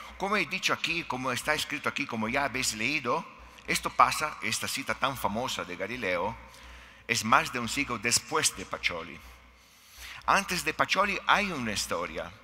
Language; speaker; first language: Spanish; non-native, fluent; Italian